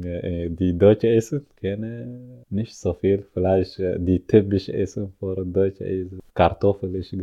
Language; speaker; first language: German; non-native, learner; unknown